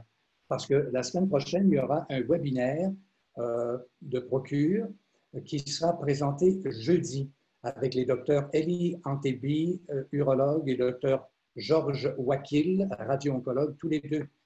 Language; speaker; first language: French; native; French